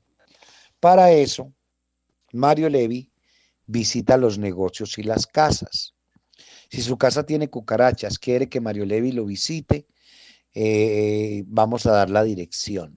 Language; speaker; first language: Spanish; native; Spanish